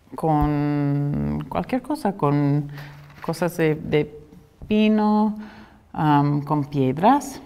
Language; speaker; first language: Spanish; non-native, fluent; English